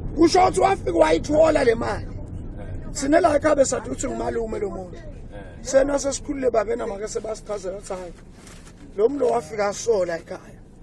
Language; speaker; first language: Zulu; non-native, local second language; Swati